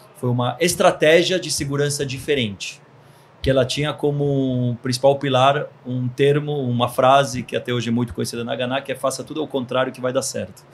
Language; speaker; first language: Portuguese; early bilingual, other home language; Hebrew